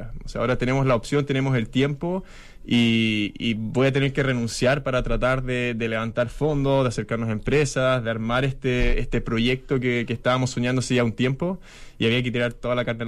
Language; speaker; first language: Spanish; native; Spanish